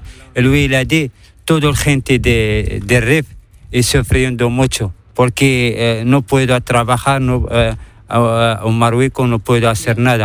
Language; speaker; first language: Spanish; non-native, learner; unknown